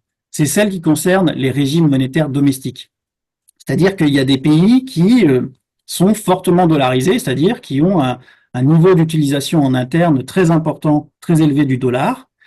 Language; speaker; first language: French; native; French